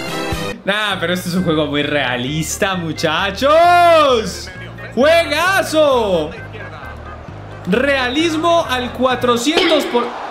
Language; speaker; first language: Spanish; native; Spanish